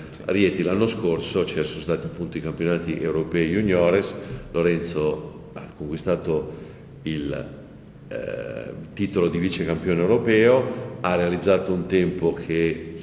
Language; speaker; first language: Italian; native; Italian